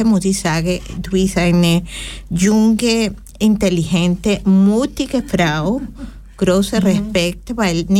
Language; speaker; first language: German; non-native, learner; Spanish